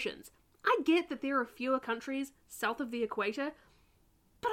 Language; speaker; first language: English; native; English